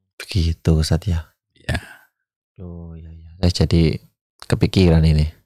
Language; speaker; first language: Indonesian; native; Indonesian